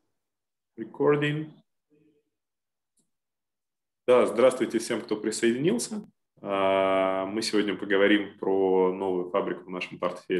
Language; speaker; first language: Russian; native; Russian